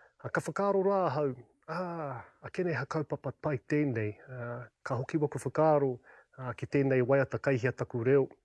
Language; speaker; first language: Māori; non-native, local second language; English